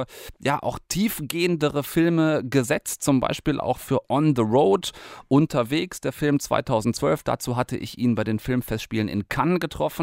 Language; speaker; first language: German; native; German